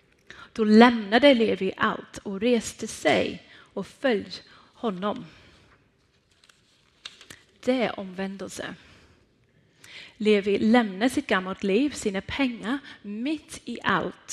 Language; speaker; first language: Swedish; non-native, fluent; Persian